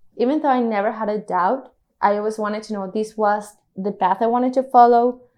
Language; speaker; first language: English; non-native, fluent; Spanish